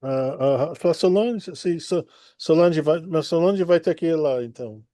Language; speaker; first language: Portuguese; non-native, fluent; English